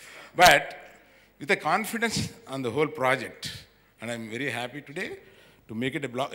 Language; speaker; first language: Telugu; native; Telugu